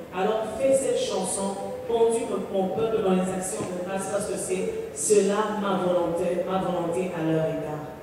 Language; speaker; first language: French; non-native, local second language; Lingala